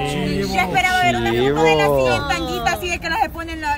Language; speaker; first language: Spanish; native; Spanish